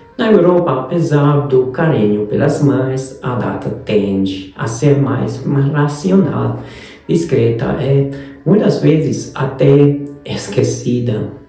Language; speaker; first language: Portuguese; non-native, fluent; Hungarian